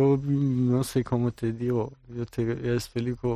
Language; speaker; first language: Spanish; non-native, learner; Persian